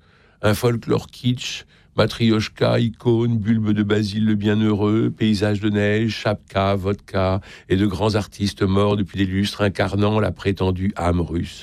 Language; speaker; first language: French; native; French